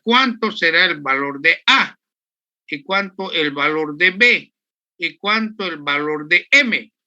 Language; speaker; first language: Spanish; native; Spanish